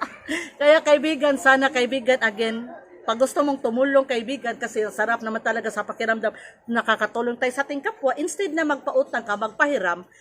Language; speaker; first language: Filipino; non-native, local second language; Cebuano